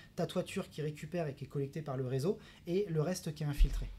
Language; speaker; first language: French; native; French